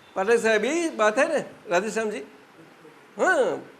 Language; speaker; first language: Hindi; non-native, local second language; Gujarati